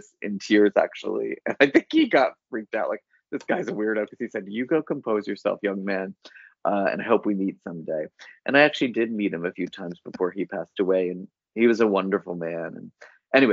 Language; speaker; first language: English; native; English